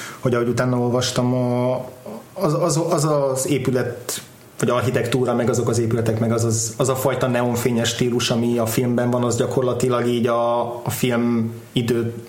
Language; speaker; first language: Hungarian; native; Hungarian